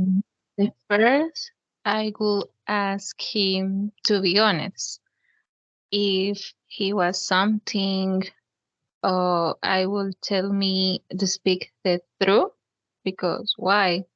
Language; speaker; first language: English; non-native, learner; Spanish